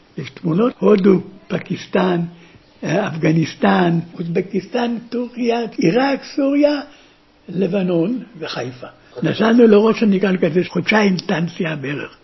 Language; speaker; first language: Hebrew; early bilingual, other home language; German